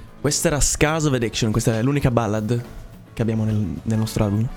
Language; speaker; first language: Italian; native; Italian